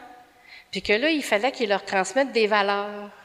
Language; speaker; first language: French; native; French